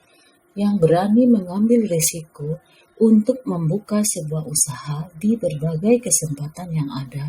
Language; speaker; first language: Indonesian; native; Indonesian